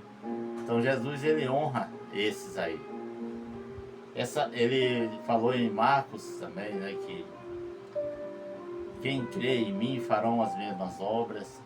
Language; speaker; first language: Portuguese; native; Portuguese